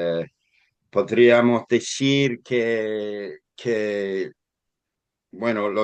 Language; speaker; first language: Spanish; non-native, fluent; English